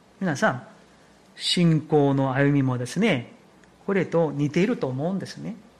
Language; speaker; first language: Japanese; non-native, fluent; Korean